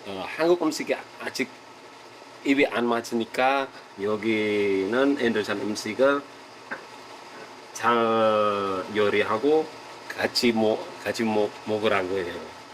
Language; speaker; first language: Korean; non-native, learner; Indonesian